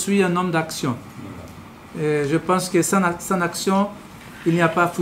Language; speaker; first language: French; non-native, learner; Portuguese